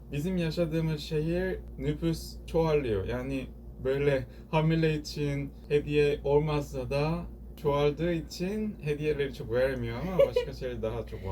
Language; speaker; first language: Turkish; non-native, learner; Korean